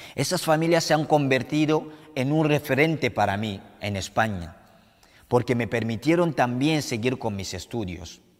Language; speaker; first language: Spanish; non-native, fluent; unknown